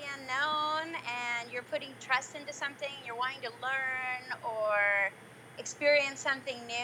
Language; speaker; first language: English; native; English